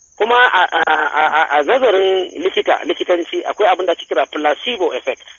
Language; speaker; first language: Hausa; native; Hausa